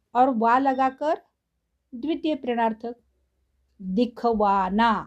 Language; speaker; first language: Hindi; non-native, local second language; Marathi